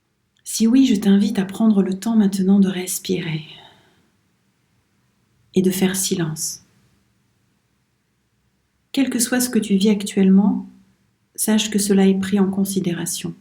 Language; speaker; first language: French; native; French